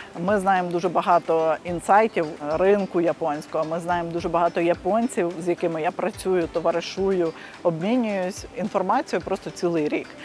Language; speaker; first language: Ukrainian; native; Ukrainian